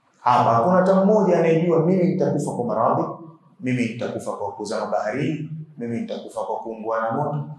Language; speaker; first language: Swahili; native; Swahili